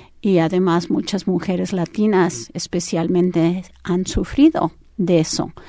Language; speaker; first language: Spanish; early bilingual, heritage; English